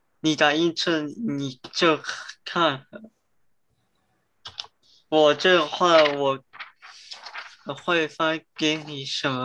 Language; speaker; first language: Chinese; early bilingual, heritage; Chinese